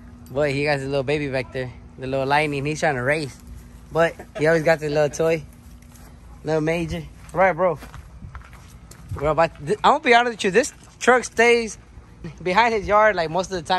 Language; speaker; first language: English; early bilingual, other home language; Spanish